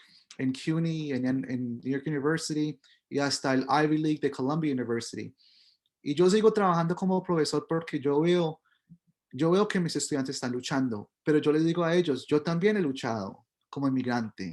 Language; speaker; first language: Spanish; early bilingual, heritage; Spanish